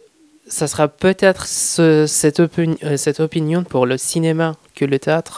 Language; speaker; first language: French; non-native, fluent; Persian